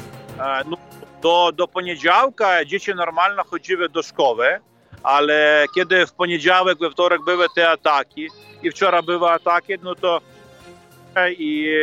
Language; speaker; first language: Polish; non-native, fluent; Ukrainian